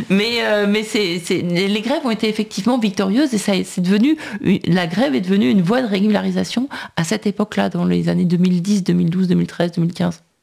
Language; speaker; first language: French; native; French